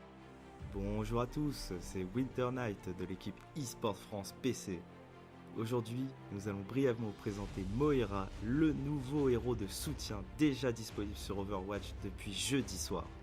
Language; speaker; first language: French; native; French